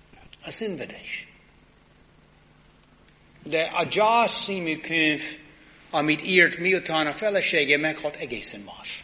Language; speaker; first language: Hungarian; non-native, learner; English